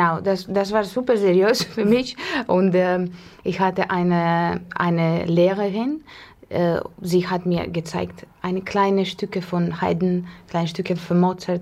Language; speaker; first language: German; non-native, learner; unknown